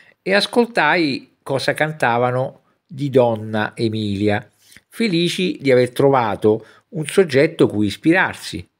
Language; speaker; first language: Italian; native; Italian